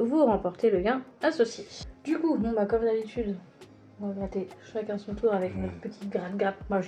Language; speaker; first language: French; native; French